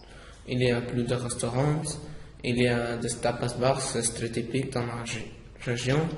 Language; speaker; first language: French; non-native, learner; English